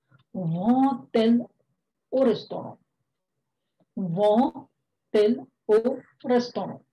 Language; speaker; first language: French; non-native, fluent; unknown